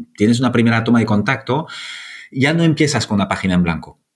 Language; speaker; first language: Spanish; non-native, fluent; French